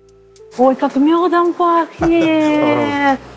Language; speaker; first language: Russian; native; Russian